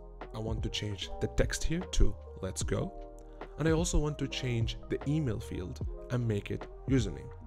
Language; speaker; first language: English; non-native, fluent; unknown